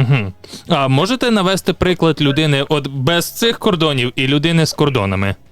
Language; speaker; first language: Ukrainian; native; Ukrainian